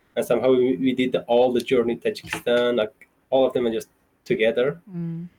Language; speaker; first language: English; non-native, fluent; Persian